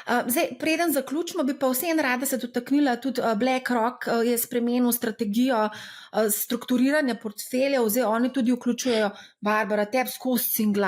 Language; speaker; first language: Slovenian; native; Slovenian